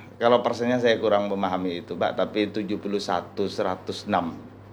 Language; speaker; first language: Indonesian; non-native, local second language; Madurese